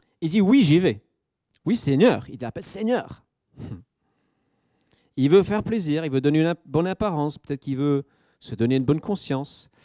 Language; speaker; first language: French; native; French